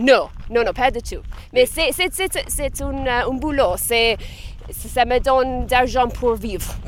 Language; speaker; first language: French; non-native, learner; English